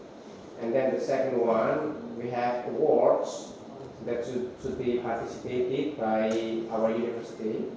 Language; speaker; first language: English; non-native, fluent; Indonesian